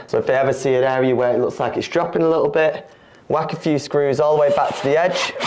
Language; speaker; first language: English; native; English